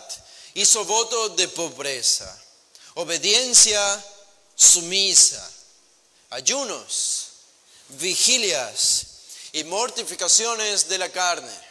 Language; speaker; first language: Spanish; native; Spanish